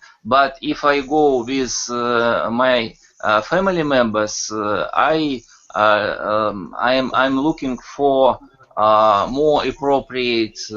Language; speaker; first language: English; non-native, learner; Russian